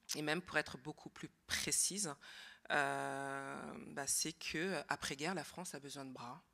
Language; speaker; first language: French; native; French